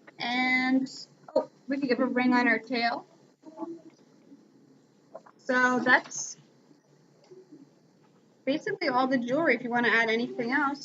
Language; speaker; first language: English; native; English